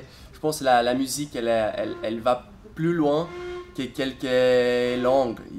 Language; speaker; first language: French; non-native, fluent; Portuguese